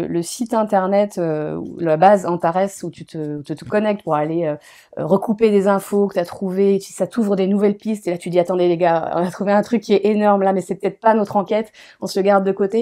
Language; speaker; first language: French; native; French